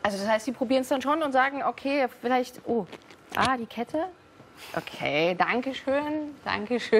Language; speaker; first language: German; native; German